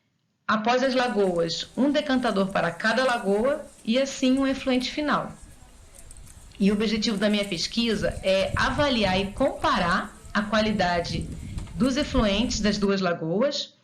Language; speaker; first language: Portuguese; native; Portuguese